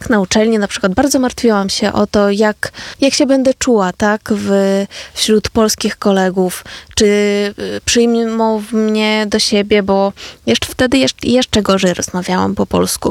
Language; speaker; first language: Polish; non-native, fluent; Ukrainian